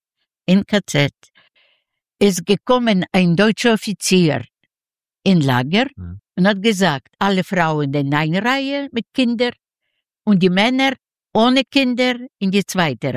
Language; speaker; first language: German; non-native, learner; Yiddish